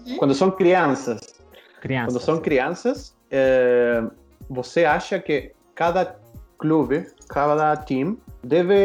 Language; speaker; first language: Portuguese; non-native, learner; Spanish